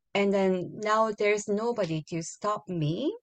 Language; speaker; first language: English; non-native, learner; Japanese